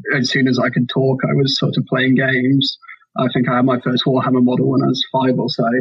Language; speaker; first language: English; native; English